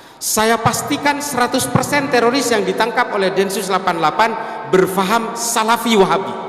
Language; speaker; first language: Indonesian; non-native, local second language; Madurese